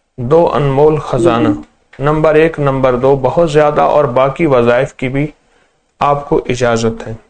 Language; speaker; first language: Urdu; native; Urdu